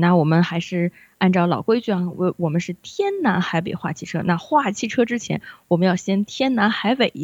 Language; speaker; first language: Chinese; native; Chinese